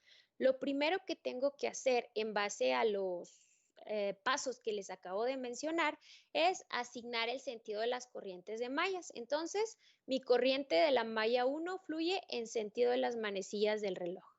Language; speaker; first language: Spanish; native; Spanish